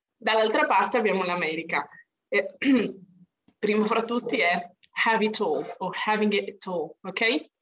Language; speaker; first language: Italian; native; Italian